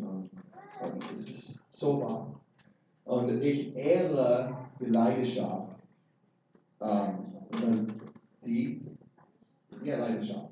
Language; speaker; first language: German; non-native, learner; English